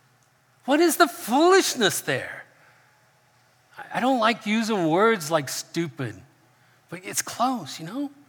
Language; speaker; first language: English; native; English